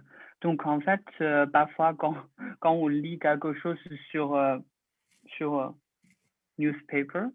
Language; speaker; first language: French; non-native, learner; Chinese